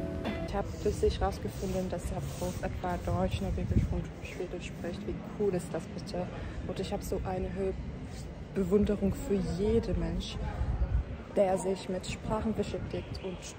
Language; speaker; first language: German; non-native, fluent; Turkish